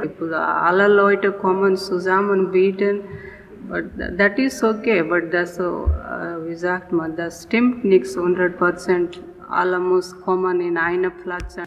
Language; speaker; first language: German; non-native, learner; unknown